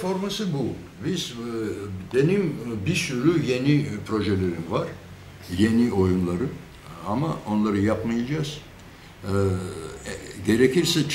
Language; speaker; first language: Turkish; non-native, fluent; Georgian